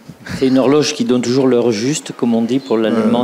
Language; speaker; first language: French; native; French